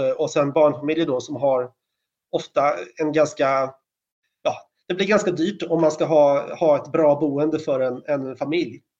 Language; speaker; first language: Swedish; native; Swedish